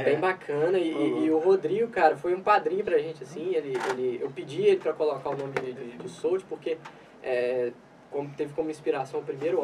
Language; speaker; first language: Portuguese; native; Portuguese